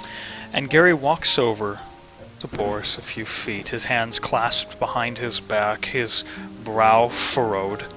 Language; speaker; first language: English; native; English